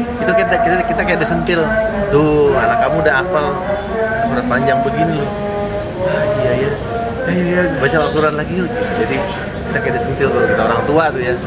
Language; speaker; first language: Indonesian; native; Indonesian